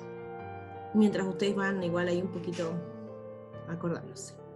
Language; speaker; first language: Spanish; native; Spanish